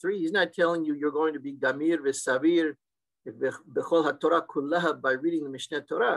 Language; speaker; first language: English; native; English